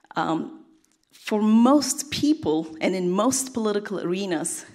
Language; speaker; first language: English; non-native, fluent; Tigrinya